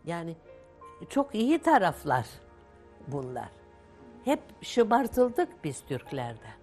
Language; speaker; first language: Turkish; non-native, local second language; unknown